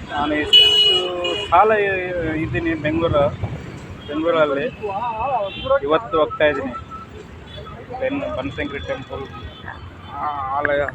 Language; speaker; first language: Kannada; non-native, learner; Telugu